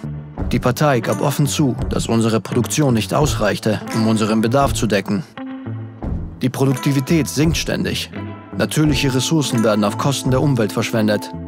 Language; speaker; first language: German; native; German